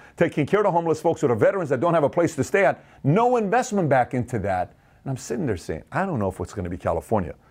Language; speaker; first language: English; native; English